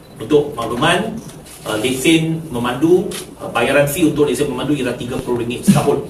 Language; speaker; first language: Malay; non-native, local second language; Chinese